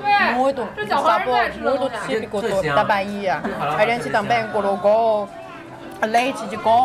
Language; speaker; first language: Portuguese; non-native, fluent; Chinese